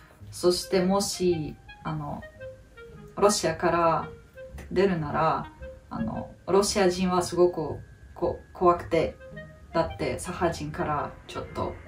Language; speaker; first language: Japanese; non-native, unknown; Russian